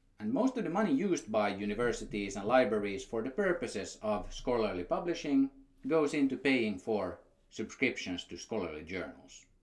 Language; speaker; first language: English; non-native, fluent; Finnish